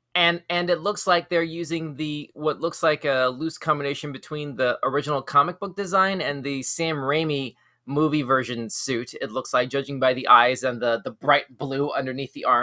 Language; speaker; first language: English; native; English